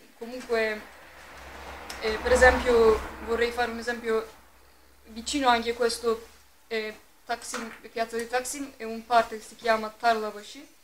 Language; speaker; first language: Italian; non-native, fluent; Turkish